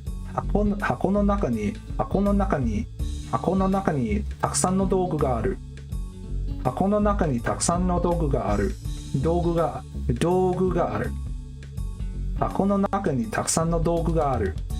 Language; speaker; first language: Japanese; non-native, learner; English